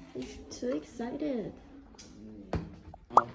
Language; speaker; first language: English; non-native, learner; Korean